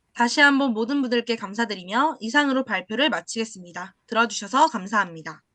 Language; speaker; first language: Korean; native; Korean